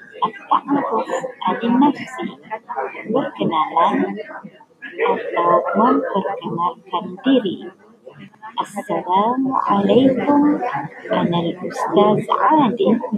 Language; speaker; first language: Arabic; non-native, fluent; Malay